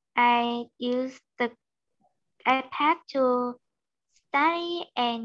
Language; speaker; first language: English; non-native, learner; Vietnamese